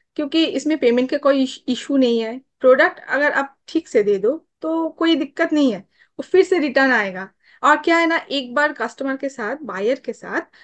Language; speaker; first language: Hindi; non-native, local second language; Bangla